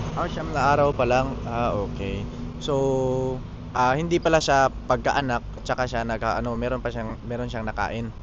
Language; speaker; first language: Filipino; non-native, local second language; Cebuano